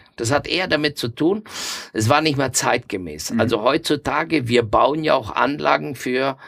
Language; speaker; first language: German; non-native, fluent; Spanish